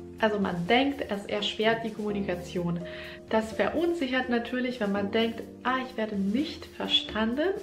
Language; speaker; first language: German; non-native, fluent; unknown